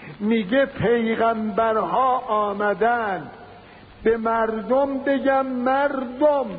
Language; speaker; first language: Persian; native; Persian